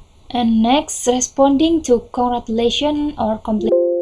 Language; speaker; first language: English; non-native, learner; Indonesian